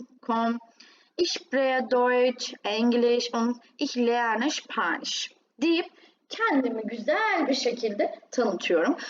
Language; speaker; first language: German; non-native, fluent; Turkish